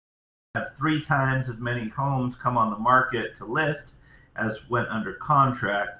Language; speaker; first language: English; native; English